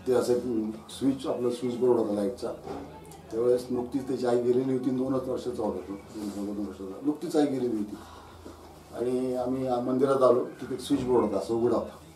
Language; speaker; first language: Marathi; native; Marathi